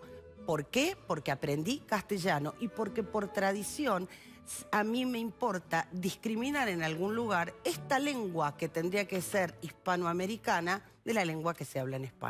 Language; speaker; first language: Spanish; native; Spanish